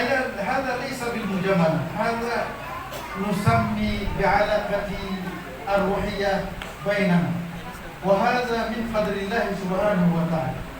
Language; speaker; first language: Arabic; non-native, fluent; Indonesian